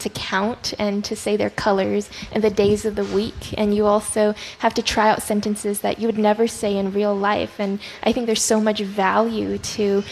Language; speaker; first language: English; non-native, local second language; Chinese